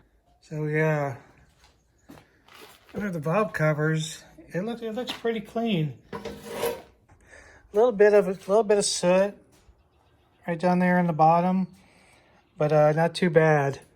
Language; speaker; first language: English; native; English